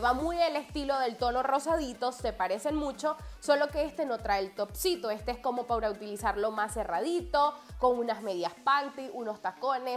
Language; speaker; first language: Spanish; native; Spanish